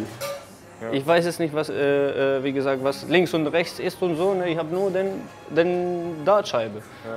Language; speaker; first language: German; non-native, learner; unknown